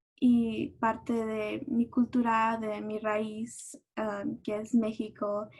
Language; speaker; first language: Spanish; early bilingual, heritage; Spanish